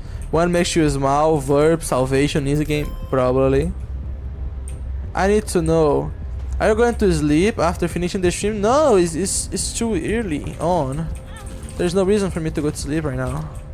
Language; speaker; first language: English; non-native, fluent; Portuguese